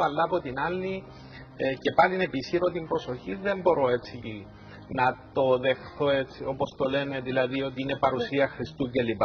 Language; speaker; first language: Greek; native; Greek